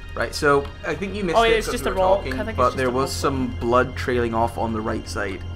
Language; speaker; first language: English; native; English